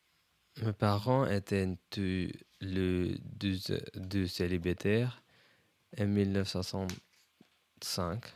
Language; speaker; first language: French; non-native, learner; English